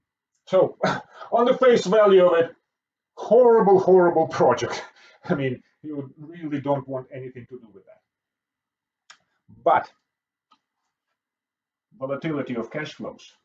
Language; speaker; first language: English; non-native, fluent; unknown